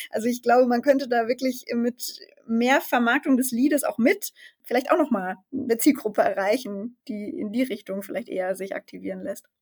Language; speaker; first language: German; native; German